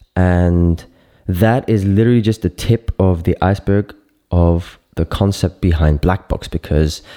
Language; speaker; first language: English; non-native, fluent; Greek